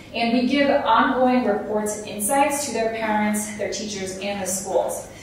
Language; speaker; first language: English; native; English